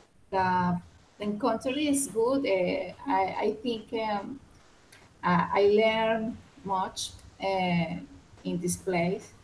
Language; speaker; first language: English; non-native, learner; Spanish